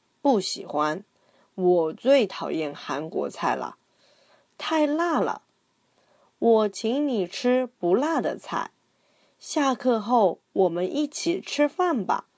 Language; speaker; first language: Chinese; non-native, fluent; Korean